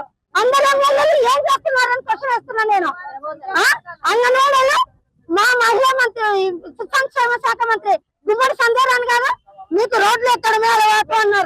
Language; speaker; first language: Telugu; native; Telugu